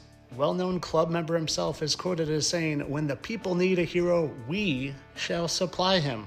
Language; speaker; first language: English; native; English